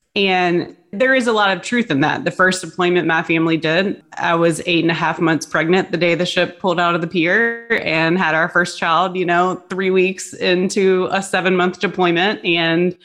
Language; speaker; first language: English; native; English